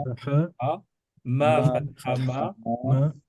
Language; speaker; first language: Arabic; non-native, learner; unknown